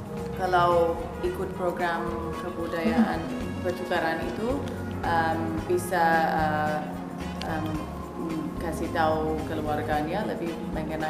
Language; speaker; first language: Indonesian; non-native, fluent; English